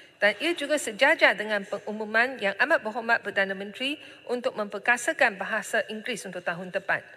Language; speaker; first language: Malay; non-native, local second language; Chinese